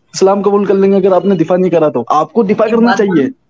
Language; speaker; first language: Hindi; native; Hindi